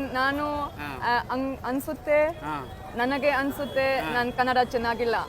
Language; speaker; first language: Kannada; non-native, learner; German